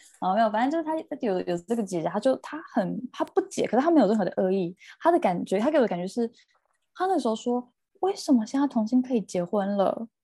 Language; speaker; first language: Chinese; early bilingual, heritage; Chinese